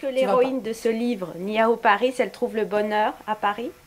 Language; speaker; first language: French; native; French